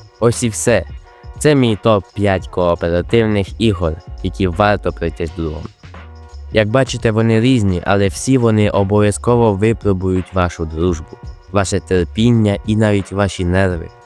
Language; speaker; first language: Ukrainian; native; Ukrainian